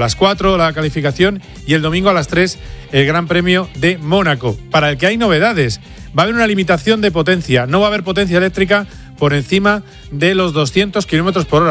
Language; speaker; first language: Spanish; native; Spanish